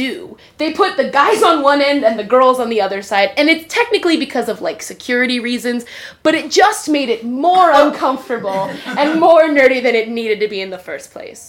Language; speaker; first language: English; native; English